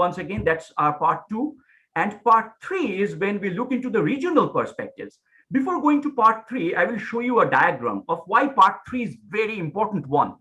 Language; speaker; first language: English; non-native, local second language; Bangla